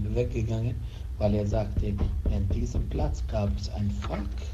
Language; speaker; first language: German; non-native, fluent; Arabic